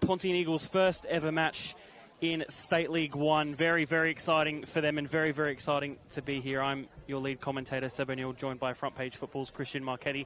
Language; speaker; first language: English; native; English